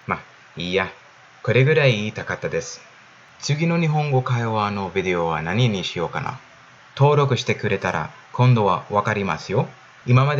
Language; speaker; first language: Japanese; non-native, fluent; English